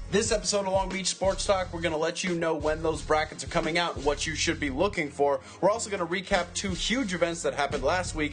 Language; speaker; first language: English; native; English